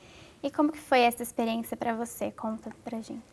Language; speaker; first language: Portuguese; native; Portuguese